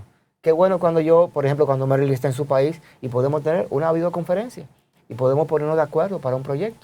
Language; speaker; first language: Spanish; native; Spanish